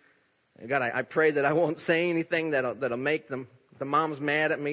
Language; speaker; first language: English; native; English